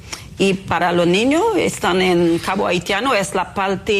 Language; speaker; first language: Spanish; non-native, fluent; Haitian Creole